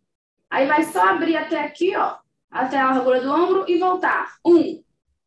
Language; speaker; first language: Portuguese; native; Portuguese